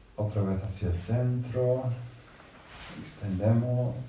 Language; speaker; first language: Spanish; non-native, fluent; English